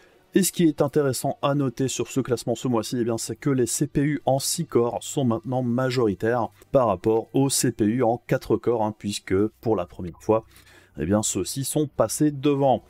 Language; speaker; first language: French; native; French